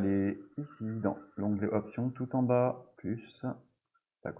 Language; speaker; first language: French; native; French